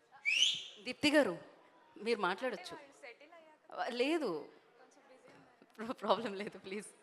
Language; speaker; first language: Telugu; native; Telugu